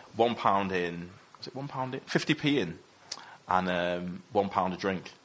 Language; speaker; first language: English; native; English